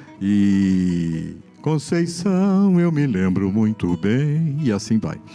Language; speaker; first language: Portuguese; early bilingual, other home language; Spanish